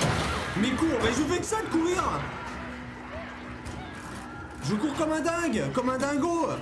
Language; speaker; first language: French; native; French